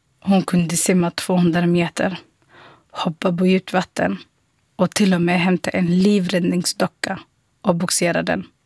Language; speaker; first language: Swedish; non-native, fluent; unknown